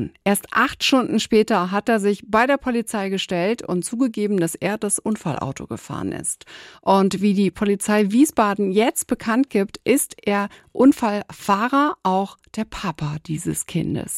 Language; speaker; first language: German; native; German